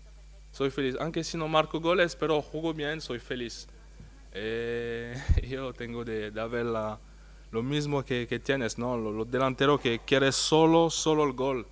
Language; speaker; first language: Spanish; non-native, fluent; French